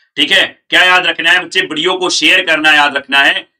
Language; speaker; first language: Hindi; native; Hindi